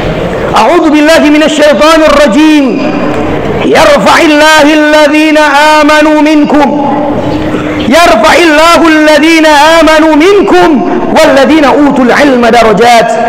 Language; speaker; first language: Arabic; non-native, fluent; Indonesian